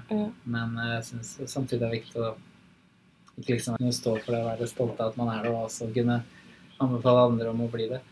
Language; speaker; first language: Norwegian; native; Norwegian